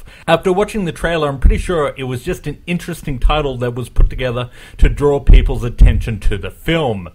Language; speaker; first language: English; native; English